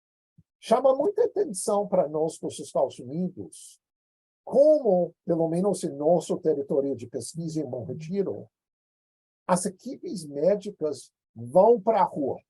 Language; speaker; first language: Portuguese; non-native, fluent; English